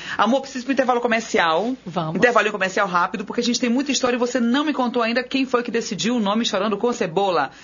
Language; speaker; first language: Portuguese; native; Portuguese